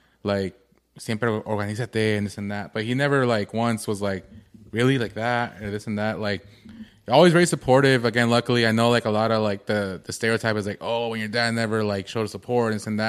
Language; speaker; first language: English; early bilingual, other home language; Spanish